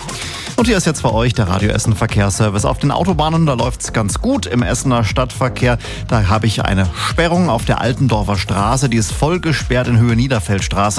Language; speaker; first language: German; native; German